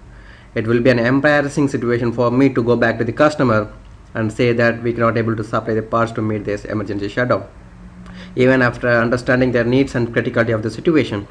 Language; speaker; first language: English; non-native, local second language; Tamil